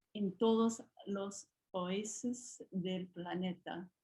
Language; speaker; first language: Spanish; non-native, learner; English